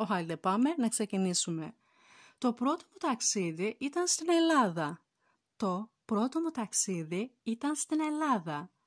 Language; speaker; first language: Greek; non-native, fluent; Turkish